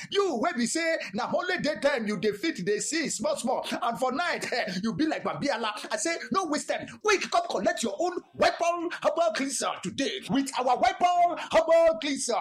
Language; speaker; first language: Nigerian Pidgin; non-native, local second language; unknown